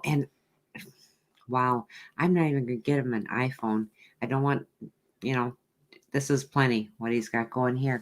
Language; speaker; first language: English; native; English